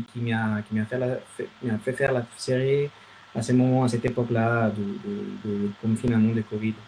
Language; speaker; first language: French; non-native, fluent; Spanish